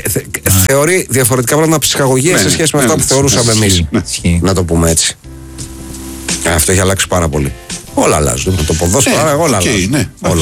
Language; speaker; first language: Greek; native; Greek